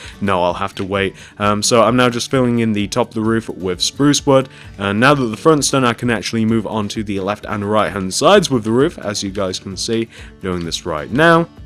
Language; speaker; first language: English; native; English